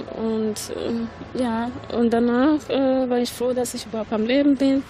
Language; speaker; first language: German; non-native, fluent; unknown